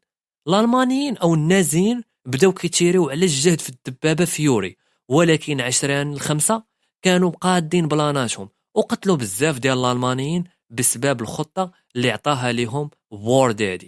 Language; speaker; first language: Arabic; native; Arabic